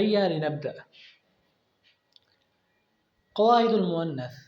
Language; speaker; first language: Arabic; non-native, fluent; Urdu